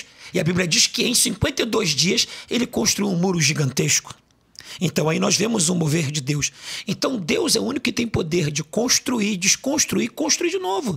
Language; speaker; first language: Portuguese; native; Portuguese